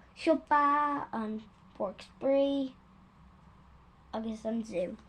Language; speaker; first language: Irish; non-native, learner; English